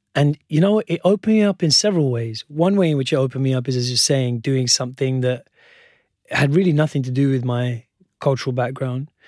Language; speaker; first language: English; non-native, local second language; Urdu